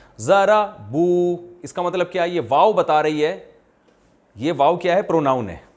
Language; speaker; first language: Urdu; native; Urdu